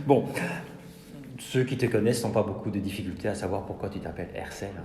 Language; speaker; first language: French; native; French